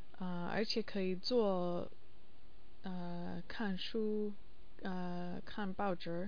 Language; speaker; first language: Chinese; non-native, learner; English